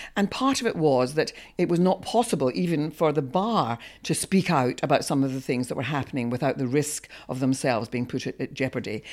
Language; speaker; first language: English; native; English